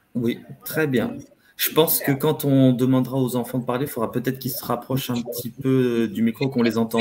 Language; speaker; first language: French; native; French